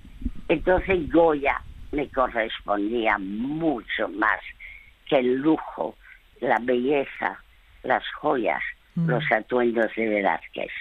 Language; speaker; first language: Spanish; early bilingual, other home language; French